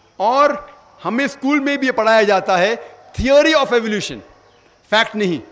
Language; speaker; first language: Urdu; non-native, local second language; Konkani